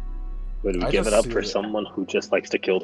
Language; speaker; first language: English; native; English